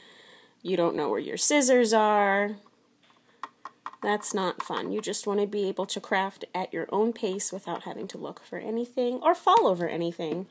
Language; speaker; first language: English; native; English